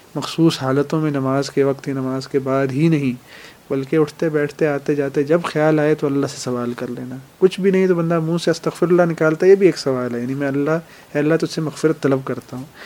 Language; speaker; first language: Urdu; native; Urdu